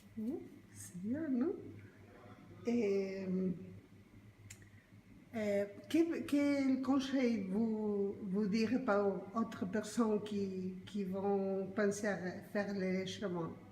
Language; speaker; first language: French; non-native, learner; Spanish